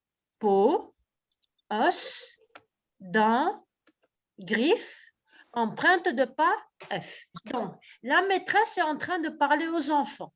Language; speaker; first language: French; native; French